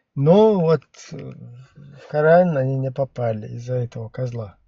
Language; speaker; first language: Russian; native; Russian